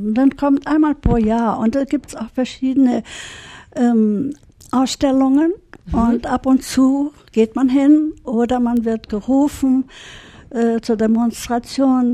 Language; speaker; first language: German; early bilingual, heritage; German